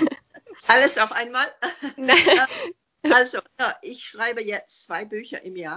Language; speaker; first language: German; non-native, fluent; English